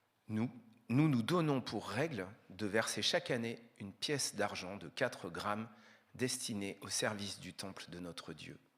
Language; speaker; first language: French; native; French